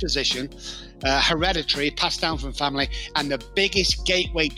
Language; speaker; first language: English; native; English